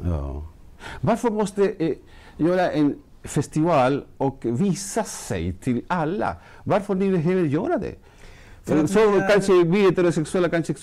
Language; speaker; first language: Swedish; non-native, fluent; Spanish